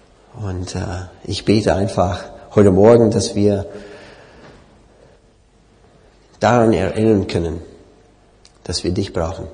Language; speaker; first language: German; non-native, fluent; English